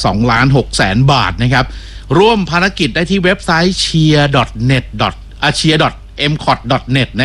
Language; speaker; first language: Thai; native; Thai